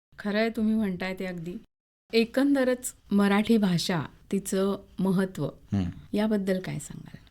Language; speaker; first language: Marathi; native; Marathi